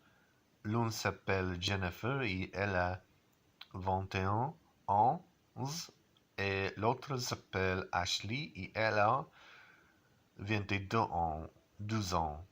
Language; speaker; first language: French; non-native, learner; English